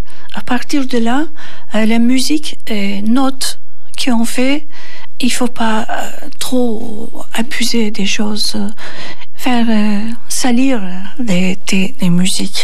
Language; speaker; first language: French; non-native, fluent; Turkish